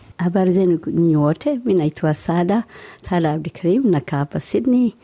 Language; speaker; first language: Swahili; non-native, fluent; Somali